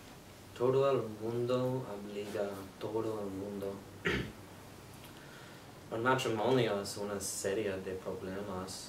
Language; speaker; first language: Spanish; non-native, learner; English